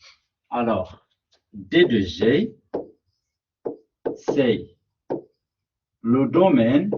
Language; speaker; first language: French; non-native, local second language; Arabic